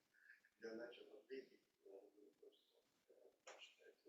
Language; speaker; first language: Russian; native; Russian